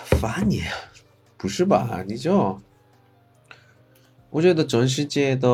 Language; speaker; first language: Chinese; non-native, fluent; Korean